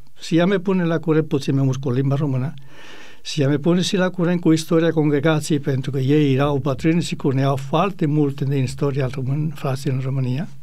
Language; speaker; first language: Romanian; non-native, fluent; Spanish